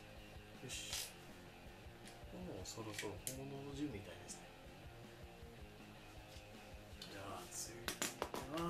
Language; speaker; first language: Japanese; non-native, learner; English